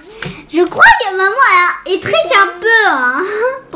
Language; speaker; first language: French; early bilingual, heritage; French